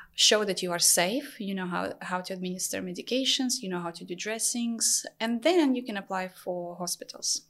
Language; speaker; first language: English; non-native, fluent; Ukrainian